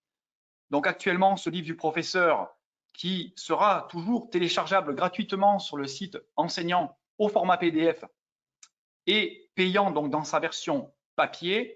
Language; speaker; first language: French; native; French